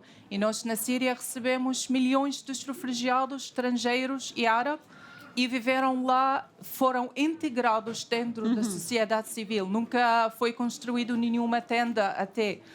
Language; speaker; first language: Portuguese; non-native, fluent; Arabic